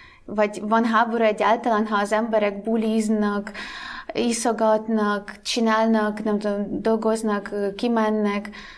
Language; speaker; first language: Hungarian; non-native, fluent; Ukrainian